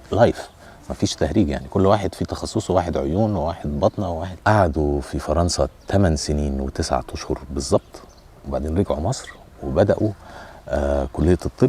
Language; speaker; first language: Arabic; native; Arabic